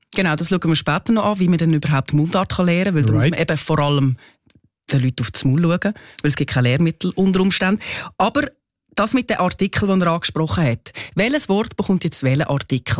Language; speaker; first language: German; native; German